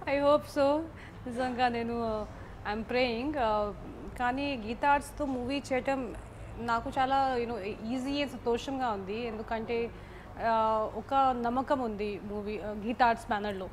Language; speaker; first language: Telugu; non-native, local second language; Hindi